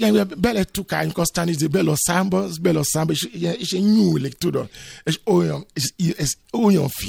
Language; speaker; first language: Hungarian; non-native, fluent; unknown